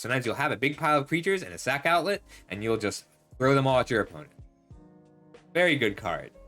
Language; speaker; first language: English; native; English